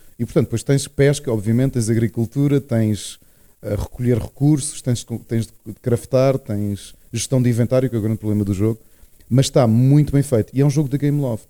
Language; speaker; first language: Portuguese; native; Portuguese